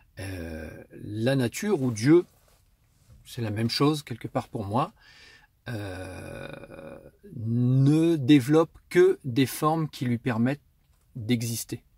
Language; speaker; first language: French; native; French